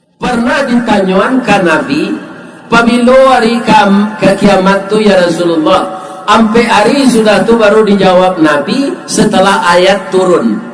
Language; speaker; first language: Malay; non-native, local second language; Minangkabau